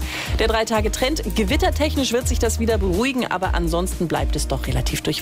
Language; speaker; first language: German; native; German